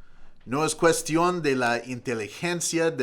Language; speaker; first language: Spanish; non-native, fluent; English